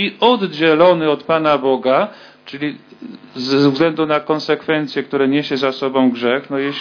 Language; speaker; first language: Polish; native; Polish